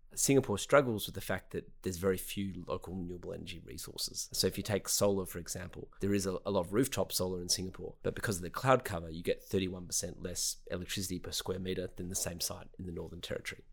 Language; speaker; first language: English; native; English